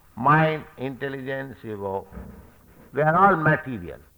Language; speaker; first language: English; non-native, local second language; Bangla